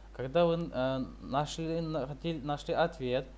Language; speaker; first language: Russian; non-native, local second language; Kazakh